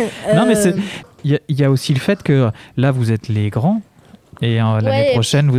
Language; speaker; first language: French; native; French